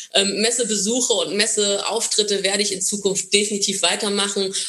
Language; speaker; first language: German; non-native, fluent; Portuguese